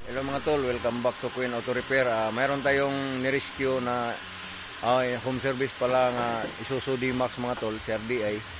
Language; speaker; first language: Filipino; non-native, local second language; Cebuano